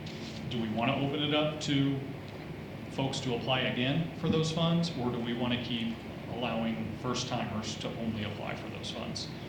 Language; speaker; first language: English; native; English